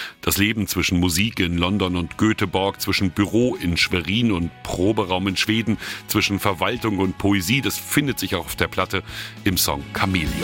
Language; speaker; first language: German; native; German